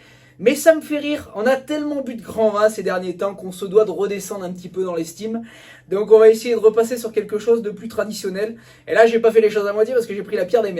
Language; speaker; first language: French; native; French